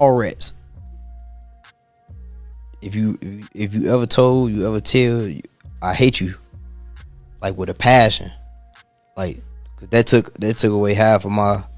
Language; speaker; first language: English; native; English